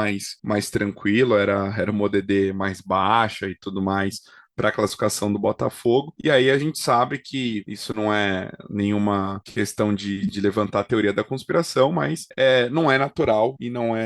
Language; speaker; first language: Portuguese; native; Portuguese